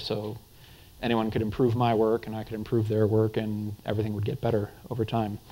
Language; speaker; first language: English; native; English